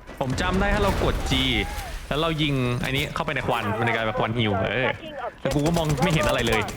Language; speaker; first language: Thai; native; Thai